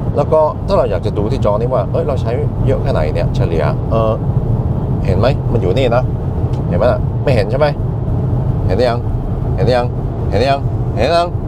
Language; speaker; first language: Thai; non-native, fluent; Norwegian